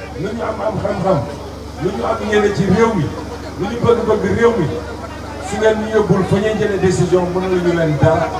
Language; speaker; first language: Wolof; non-native, local second language; Fula